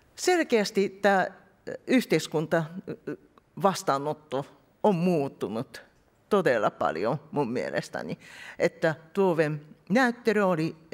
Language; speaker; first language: Finnish; non-native, fluent; Japanese